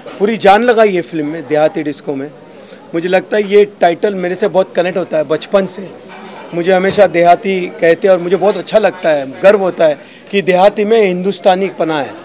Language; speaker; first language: Hindi; native; Hindi